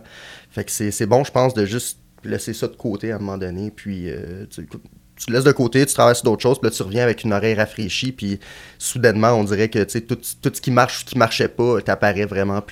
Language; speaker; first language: French; native; French